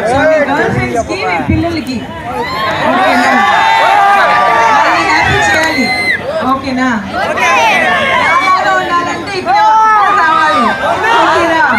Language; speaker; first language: Telugu; non-native, learner; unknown